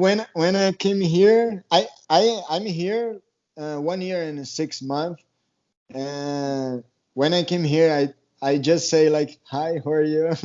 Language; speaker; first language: English; non-native, learner; Portuguese